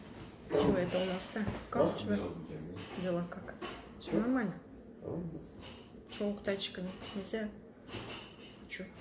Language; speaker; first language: Russian; native; Russian